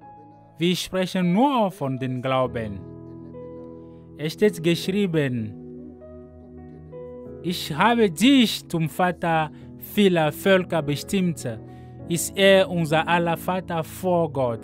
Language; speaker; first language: German; non-native, fluent; Ewe